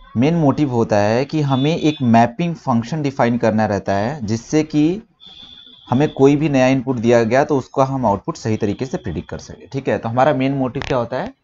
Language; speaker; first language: Hindi; native; Hindi